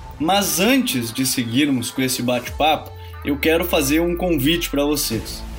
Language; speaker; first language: Portuguese; native; Portuguese